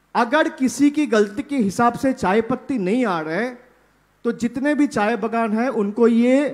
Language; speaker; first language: Hindi; non-native, local second language; Bangla